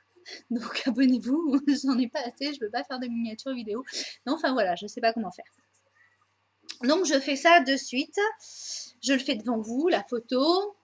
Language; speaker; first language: French; native; French